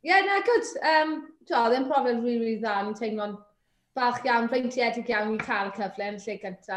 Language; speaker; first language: Welsh; native; Welsh